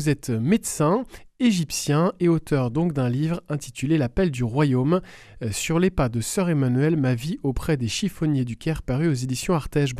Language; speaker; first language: French; native; French